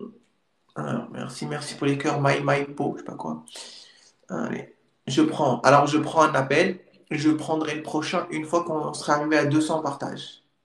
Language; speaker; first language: French; native; French